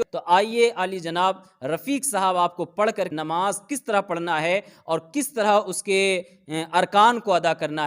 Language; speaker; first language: Urdu; native; Urdu